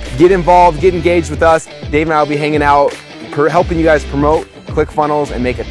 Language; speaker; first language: English; native; English